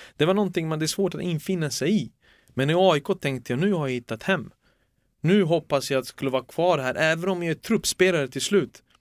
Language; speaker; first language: Swedish; early bilingual, other home language; Serbian